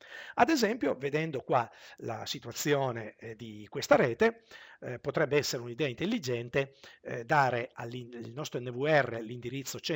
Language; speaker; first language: Italian; native; Italian